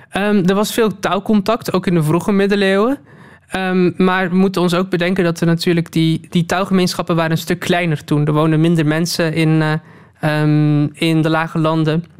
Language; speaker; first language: Dutch; native; Dutch